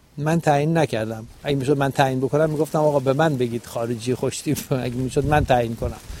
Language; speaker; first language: Persian; native; Persian